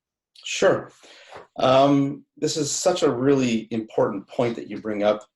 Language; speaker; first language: English; native; English